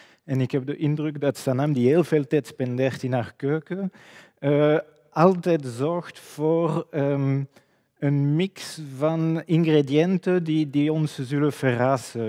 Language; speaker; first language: Dutch; non-native, fluent; French